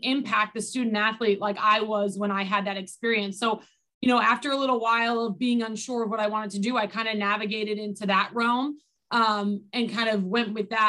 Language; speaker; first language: English; native; English